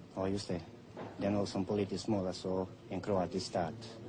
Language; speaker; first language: Swedish; non-native, fluent; Croatian